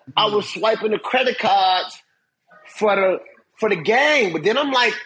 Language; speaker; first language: English; native; English